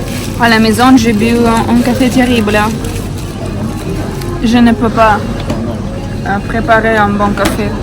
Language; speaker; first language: French; non-native, learner; Russian